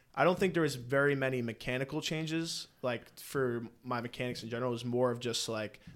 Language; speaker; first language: English; native; English